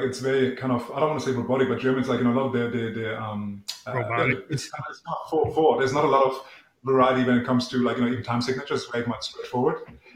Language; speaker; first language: English; non-native, fluent; German